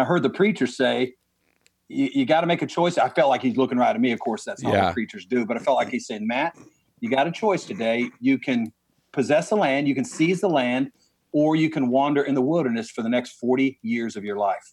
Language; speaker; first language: English; native; English